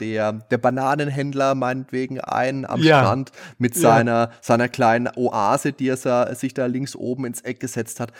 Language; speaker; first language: German; native; German